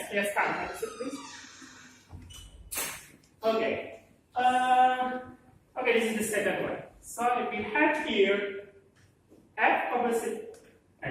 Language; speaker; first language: English; non-native, learner; Indonesian